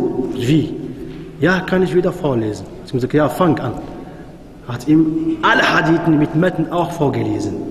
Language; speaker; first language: German; non-native, fluent; Arabic